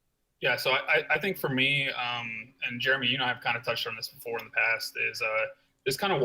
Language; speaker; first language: English; native; English